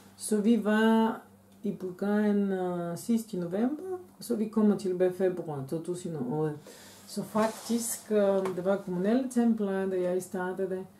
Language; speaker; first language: Danish; non-native, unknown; Bulgarian